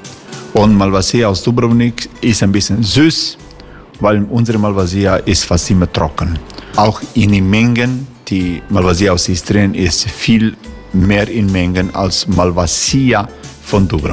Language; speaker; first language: German; non-native, learner; Croatian